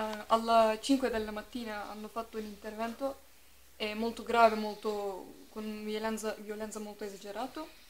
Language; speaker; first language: Italian; non-native, fluent; Turkish